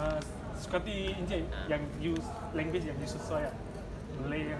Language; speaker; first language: Indonesian; non-native, local second language; Chinese